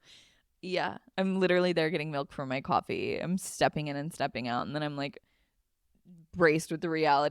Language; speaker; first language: English; native; English